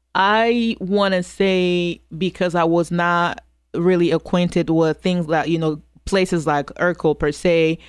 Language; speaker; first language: English; non-native, fluent; French